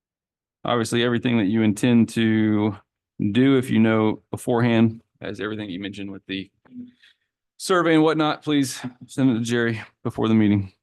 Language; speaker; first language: English; native; English